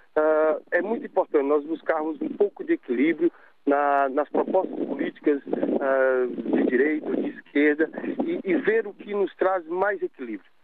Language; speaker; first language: Portuguese; native; Portuguese